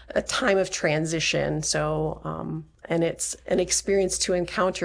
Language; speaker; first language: English; native; English